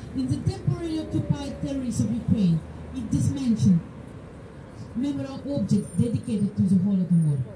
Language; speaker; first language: English; non-native, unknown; Ukrainian